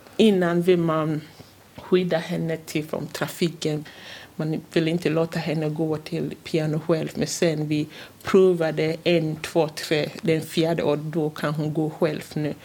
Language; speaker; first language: Swedish; non-native, fluent; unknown